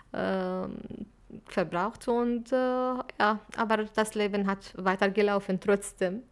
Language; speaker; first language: German; non-native, fluent; Arabic